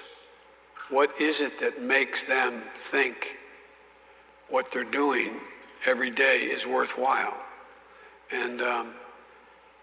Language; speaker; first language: English; native; English